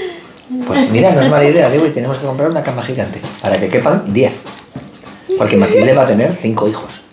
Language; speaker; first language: Spanish; native; Spanish